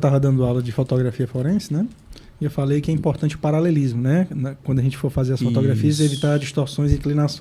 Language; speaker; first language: Portuguese; native; Portuguese